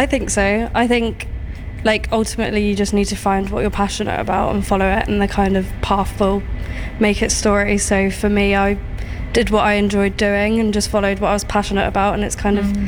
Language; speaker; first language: English; native; English